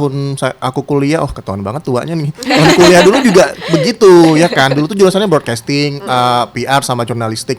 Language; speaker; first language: Indonesian; native; Indonesian